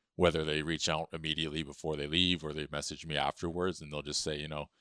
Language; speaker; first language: English; native; English